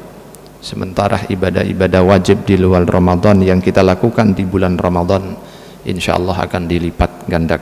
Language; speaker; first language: Indonesian; native; Indonesian